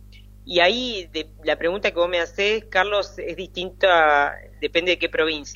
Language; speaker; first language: Spanish; native; Spanish